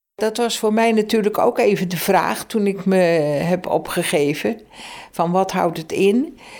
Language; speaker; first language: Dutch; native; Dutch